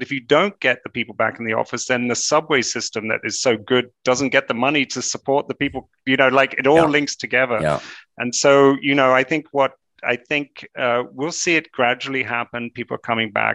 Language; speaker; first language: English; native; English